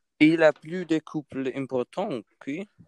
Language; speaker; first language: French; non-native, learner; German